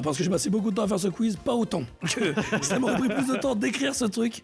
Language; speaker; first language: French; native; French